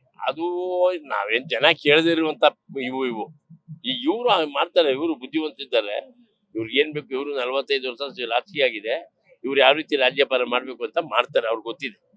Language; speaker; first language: Kannada; native; Kannada